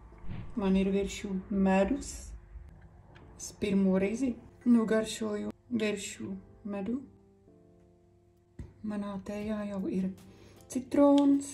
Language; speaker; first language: Latvian; non-native, fluent; Czech